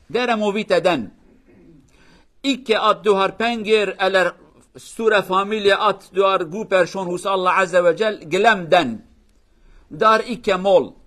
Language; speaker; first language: Swedish; non-native, learner; Kurdish